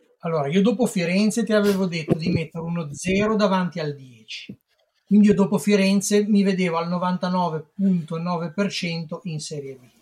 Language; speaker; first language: Italian; native; Italian